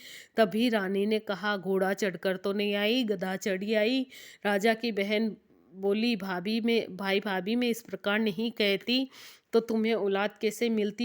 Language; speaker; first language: Hindi; native; Hindi